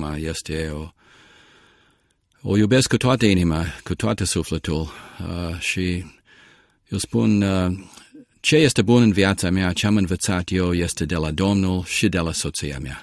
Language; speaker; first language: Romanian; early bilingual, heritage; Romanian